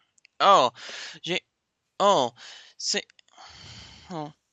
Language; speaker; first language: French; non-native, learner; English